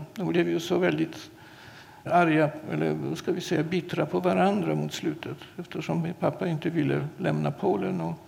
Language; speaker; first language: Swedish; non-native, fluent; Polish